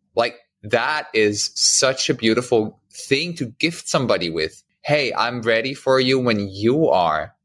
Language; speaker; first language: English; non-native, fluent; German